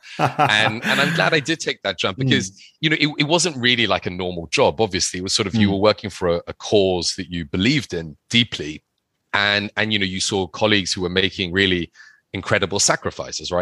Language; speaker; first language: English; native; English